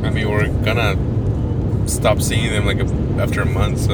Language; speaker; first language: English; early bilingual, other home language; Spanish